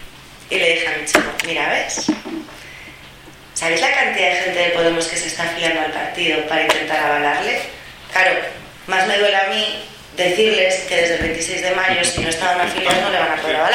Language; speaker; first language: Spanish; native; Spanish